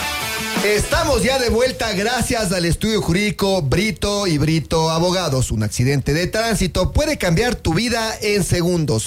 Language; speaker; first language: Spanish; native; Spanish